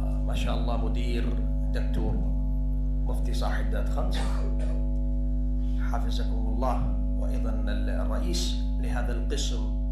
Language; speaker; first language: Arabic; non-native, fluent; Urdu